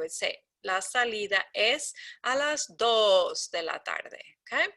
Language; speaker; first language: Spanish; non-native, fluent; English